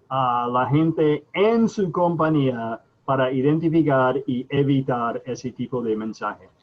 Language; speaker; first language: Spanish; non-native, fluent; English